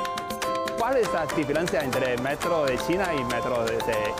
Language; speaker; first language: Spanish; non-native, fluent; Chinese